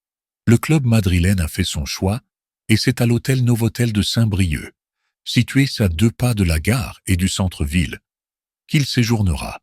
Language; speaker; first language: French; native; French